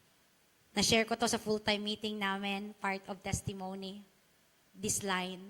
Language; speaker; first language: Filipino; non-native, local second language; Chavacano